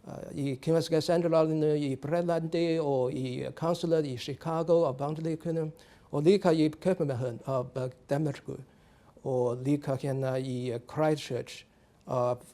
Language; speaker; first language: Icelandic; non-native, learner; Chinese